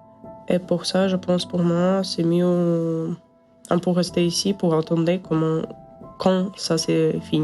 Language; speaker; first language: French; non-native, learner; Ukrainian